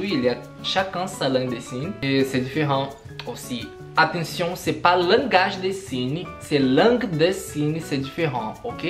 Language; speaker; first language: French; non-native, learner; Portuguese